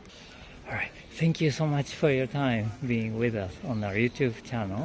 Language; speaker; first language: English; non-native, fluent; Japanese